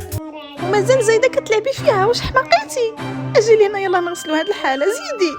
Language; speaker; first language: Arabic; native; Arabic